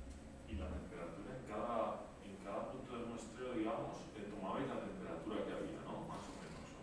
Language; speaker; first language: Spanish; native; Spanish